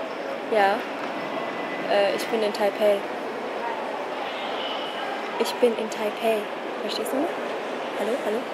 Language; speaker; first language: German; early bilingual, other home language; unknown